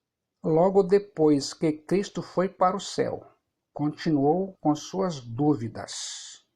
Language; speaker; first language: Portuguese; native; Portuguese